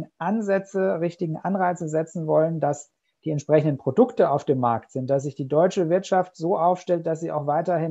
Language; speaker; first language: German; native; German